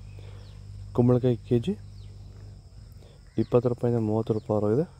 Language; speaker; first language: Kannada; native; Kannada